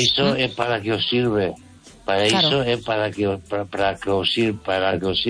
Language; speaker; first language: Galician; non-native, learner; Spanish